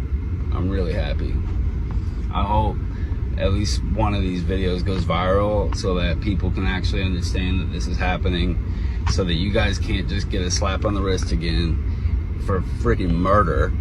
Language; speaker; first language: English; native; English